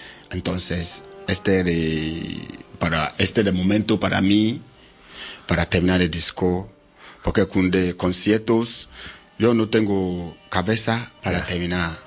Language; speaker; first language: Spanish; non-native, learner; Ewe